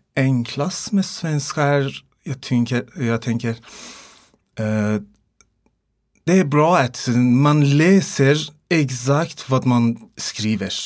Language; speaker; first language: Swedish; non-native, learner; Persian